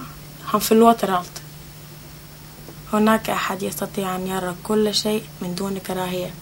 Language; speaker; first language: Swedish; early bilingual, other home language; Arabic